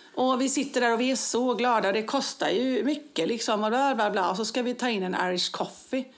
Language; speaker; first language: Swedish; native; Swedish